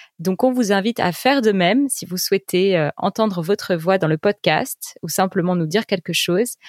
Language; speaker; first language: French; native; French